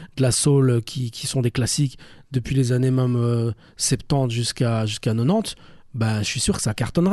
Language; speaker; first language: French; native; French